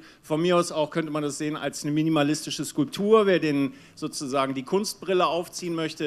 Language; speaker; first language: German; native; German